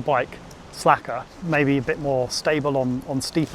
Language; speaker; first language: English; native; English